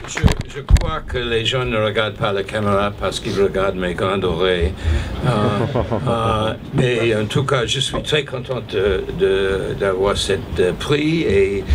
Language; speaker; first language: French; non-native, learner; English